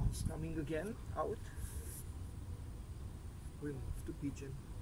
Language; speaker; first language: English; non-native, fluent; Romanian